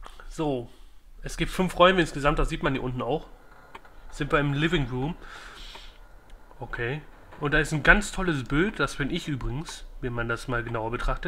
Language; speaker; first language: German; native; German